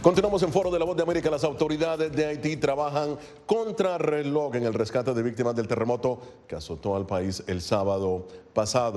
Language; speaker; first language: Spanish; native; Spanish